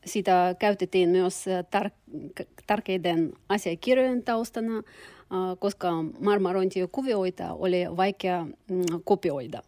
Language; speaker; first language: Finnish; non-native, learner; Turkish